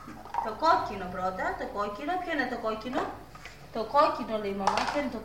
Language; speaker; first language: Greek; native; Greek